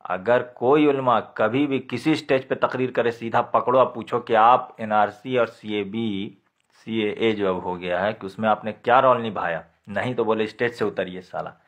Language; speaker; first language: Urdu; native; Urdu